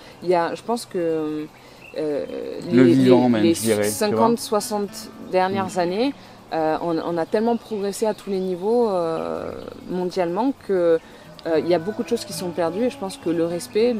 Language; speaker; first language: French; native; French